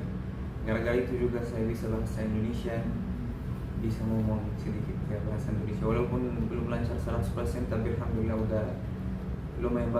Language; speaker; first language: Indonesian; non-native, learner; Arabic